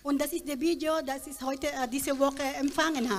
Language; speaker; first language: German; non-native, learner; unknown